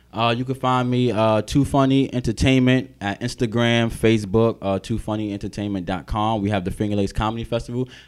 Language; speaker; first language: English; native; English